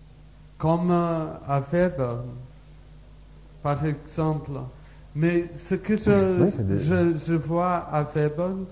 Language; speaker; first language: French; non-native, learner; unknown